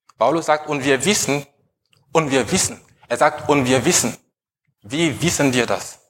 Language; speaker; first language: German; non-native, fluent; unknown